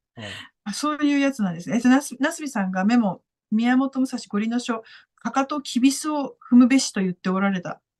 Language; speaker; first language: Japanese; native; Japanese